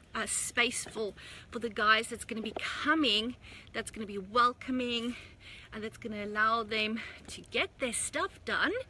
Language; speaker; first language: English; native; English